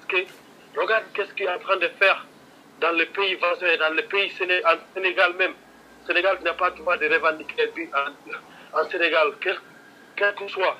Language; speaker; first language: French; non-native, local second language; Wolof